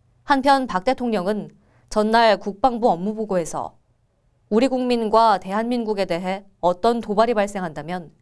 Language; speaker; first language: Korean; native; Korean